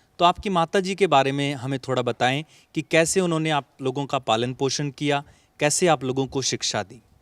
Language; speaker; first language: Hindi; native; Hindi